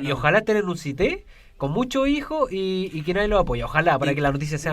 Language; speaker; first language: Spanish; native; Spanish